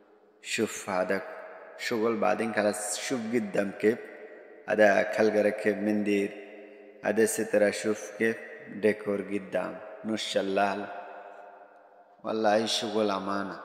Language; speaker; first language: Arabic; non-native, learner; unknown